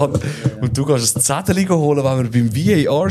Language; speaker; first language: German; native; German